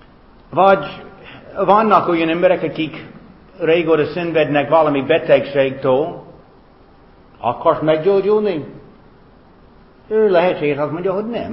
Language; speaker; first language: Hungarian; non-native, fluent; English